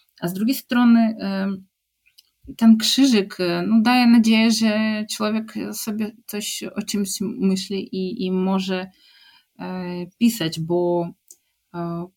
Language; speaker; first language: Polish; non-native, fluent; Ukrainian